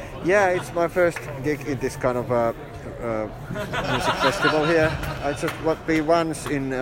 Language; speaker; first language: English; non-native, fluent; Finnish